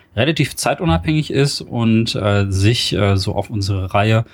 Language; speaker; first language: German; native; German